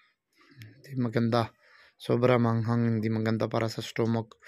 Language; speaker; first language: Filipino; non-native, learner; Punjabi